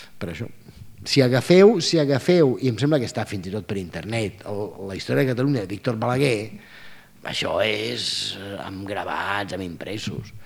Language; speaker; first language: Catalan; non-native, fluent; Italian